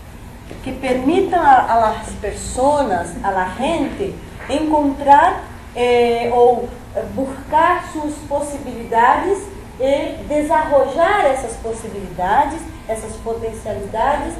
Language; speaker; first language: Spanish; non-native, fluent; Portuguese